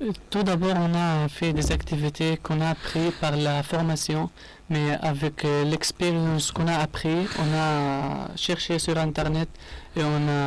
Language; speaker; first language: French; non-native, learner; Arabic